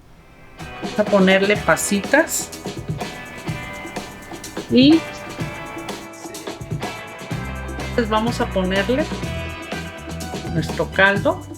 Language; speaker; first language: Spanish; native; Spanish